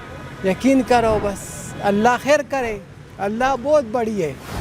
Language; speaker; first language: Hindi; non-native, local second language; Pashto